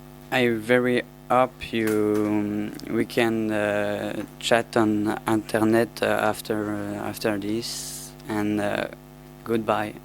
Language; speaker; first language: English; non-native, learner; French